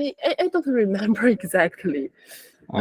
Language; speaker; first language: English; non-native, learner; Chinese